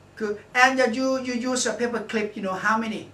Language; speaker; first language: English; non-native, learner; Thai